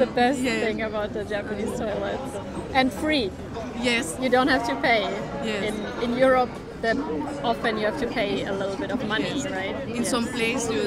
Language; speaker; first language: English; non-native, fluent; German